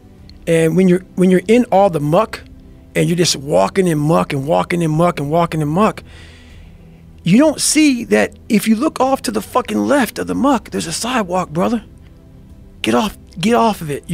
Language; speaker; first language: English; native; English